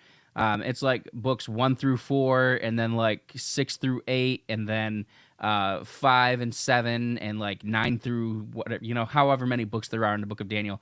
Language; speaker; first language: English; native; English